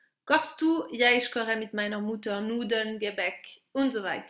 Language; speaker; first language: German; non-native, local second language; French